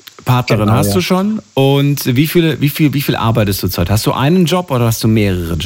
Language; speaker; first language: German; native; German